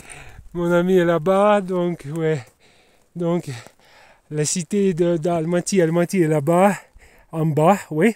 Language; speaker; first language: French; non-native, learner; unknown